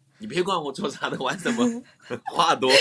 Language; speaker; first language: Chinese; native; Chinese